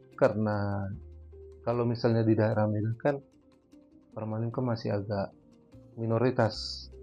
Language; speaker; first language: Indonesian; native; Indonesian